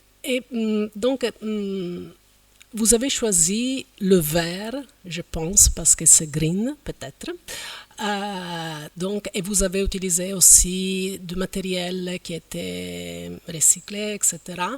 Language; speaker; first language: French; non-native, fluent; Italian